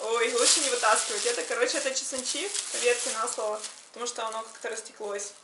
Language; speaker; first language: Russian; native; Russian